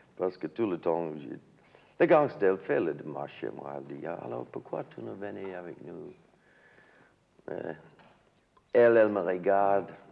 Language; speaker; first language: French; non-native, learner; English